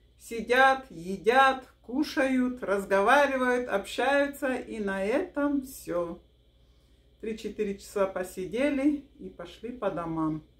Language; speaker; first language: Russian; non-native, local second language; Avaric